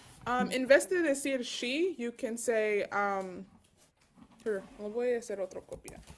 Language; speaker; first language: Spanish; early bilingual, heritage; Spanish